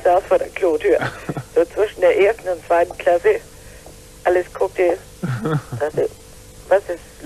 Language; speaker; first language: German; native; German